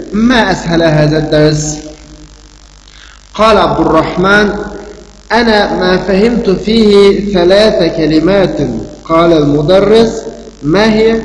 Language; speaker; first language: Arabic; non-native, fluent; Uyghur